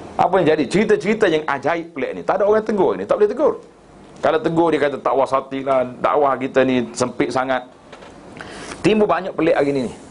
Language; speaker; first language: Malay; native; Malay